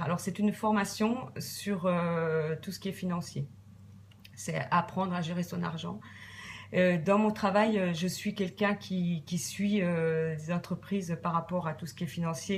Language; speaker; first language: French; native; French